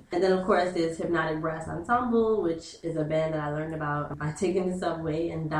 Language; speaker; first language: English; native; English